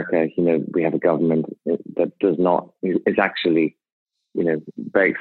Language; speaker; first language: English; native; English